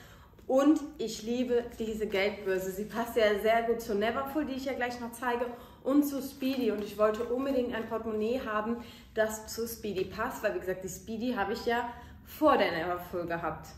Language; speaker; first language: German; native; German